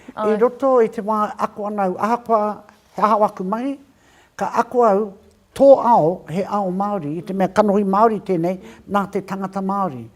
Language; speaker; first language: Māori; native; Māori